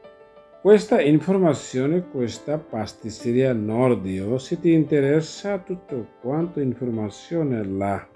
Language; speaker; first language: Italian; non-native, learner; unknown